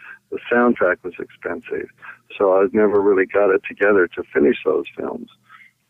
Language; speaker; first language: English; native; English